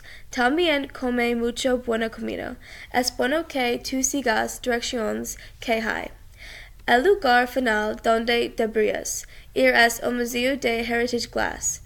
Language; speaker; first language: Spanish; non-native, learner; English